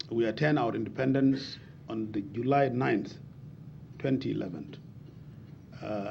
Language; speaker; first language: English; non-native, fluent; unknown